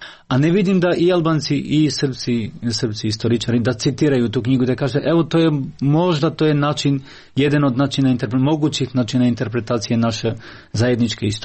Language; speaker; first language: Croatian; non-native, local second language; Albanian